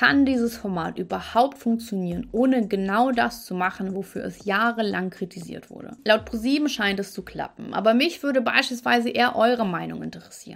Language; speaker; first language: German; native; German